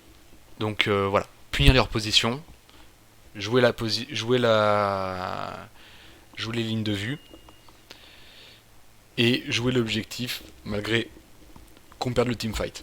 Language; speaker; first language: French; native; French